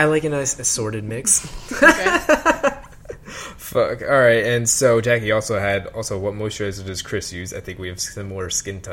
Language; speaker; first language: English; native; English